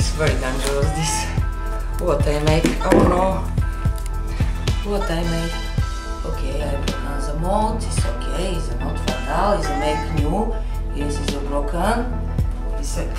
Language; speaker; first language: English; non-native, learner; Bulgarian